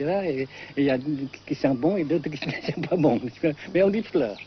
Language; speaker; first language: French; non-native, local second language; Vietnamese